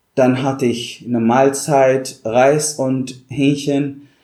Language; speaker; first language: German; non-native, fluent; Arabic